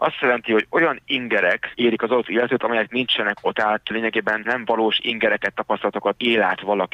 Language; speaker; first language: Hungarian; native; Hungarian